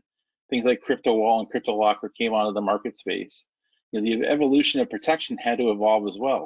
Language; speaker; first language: English; native; English